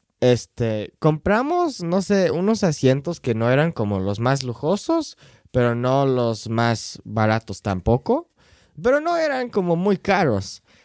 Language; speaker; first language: Spanish; non-native, fluent; English